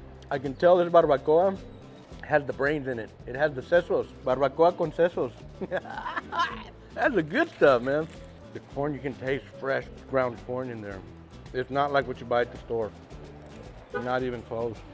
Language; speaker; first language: English; early bilingual, other home language; Spanish